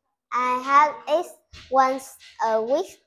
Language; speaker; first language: English; non-native, learner; Vietnamese